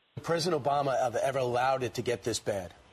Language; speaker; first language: English; native; English